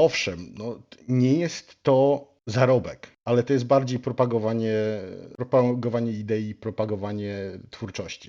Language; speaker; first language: Polish; native; Polish